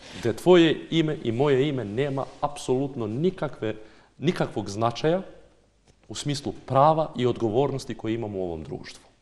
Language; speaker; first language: Bosnian; non-native, local second language; Albanian